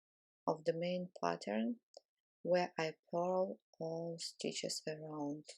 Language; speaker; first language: English; non-native, fluent; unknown